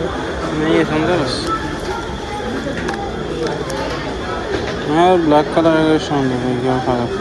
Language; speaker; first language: Hindi; non-native, learner; Bangla